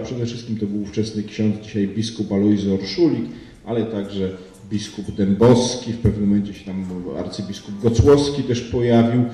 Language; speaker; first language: Polish; native; Polish